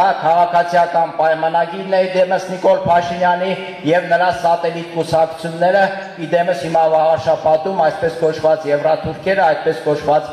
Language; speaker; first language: Armenian; native; Armenian